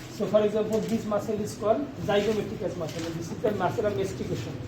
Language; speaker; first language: English; non-native, local second language; Bangla